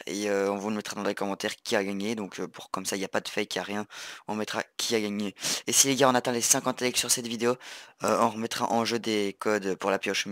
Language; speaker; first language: French; native; French